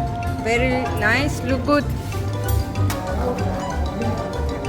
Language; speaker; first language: English; non-native, learner; Persian